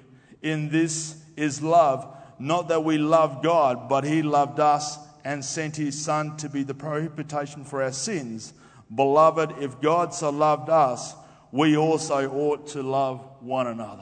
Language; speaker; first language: English; native; English